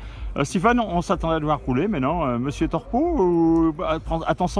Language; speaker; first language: French; native; French